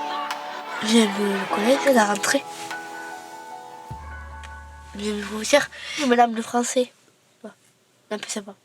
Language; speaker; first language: French; early bilingual, other home language; Arabic